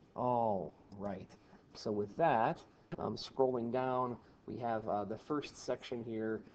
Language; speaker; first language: English; native; English